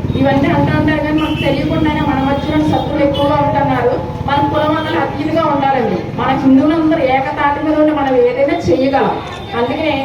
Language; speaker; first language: Telugu; native; Telugu